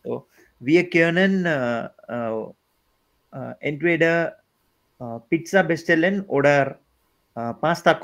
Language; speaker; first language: German; non-native, learner; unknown